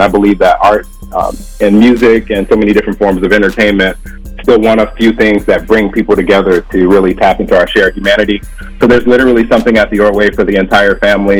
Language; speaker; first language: English; native; English